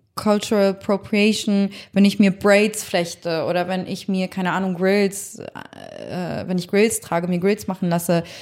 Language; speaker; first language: German; native; German